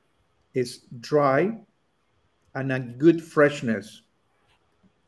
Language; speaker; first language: English; non-native, learner; Spanish